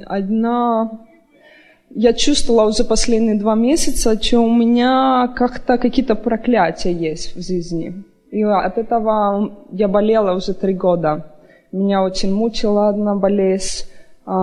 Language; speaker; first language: Russian; early bilingual, heritage; Russian